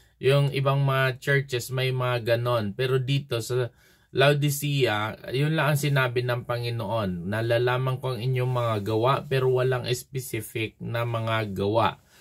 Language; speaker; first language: Filipino; non-native, local second language; Cebuano